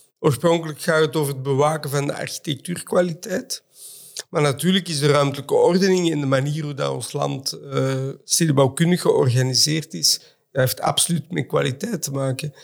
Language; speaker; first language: Dutch; native; Dutch